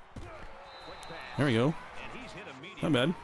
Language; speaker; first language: English; native; English